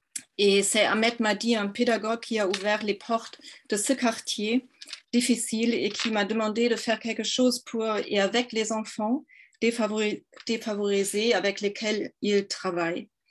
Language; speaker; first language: French; non-native, fluent; German